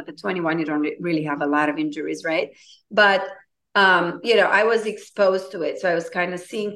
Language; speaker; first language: English; non-native, fluent; Romanian